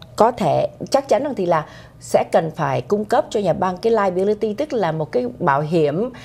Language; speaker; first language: Vietnamese; native; Vietnamese